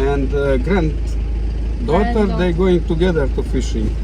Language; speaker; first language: English; non-native, learner; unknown